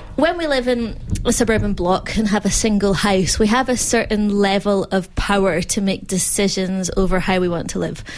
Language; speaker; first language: English; native; English